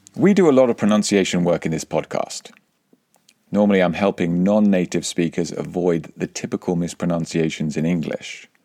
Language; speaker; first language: English; native; English